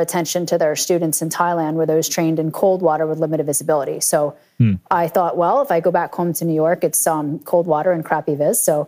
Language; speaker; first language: English; native; English